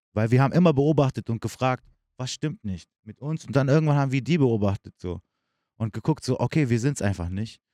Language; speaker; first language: German; early bilingual, other home language; Turkish